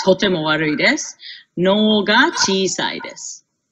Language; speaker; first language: Japanese; non-native, fluent; English